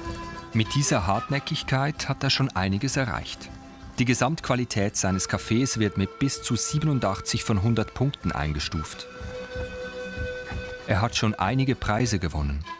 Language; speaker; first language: German; native; German